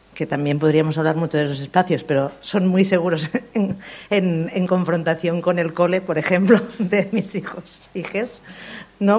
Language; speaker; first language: Spanish; non-native, local second language; Catalan